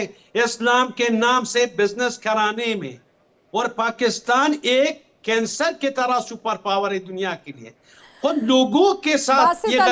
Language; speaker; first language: Hindi; non-native, fluent; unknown